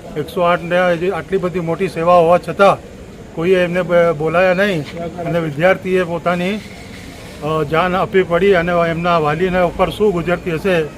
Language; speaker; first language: Gujarati; non-native, local second language; Sindhi